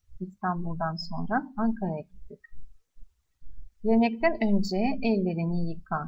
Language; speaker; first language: Turkish; non-native, fluent; Russian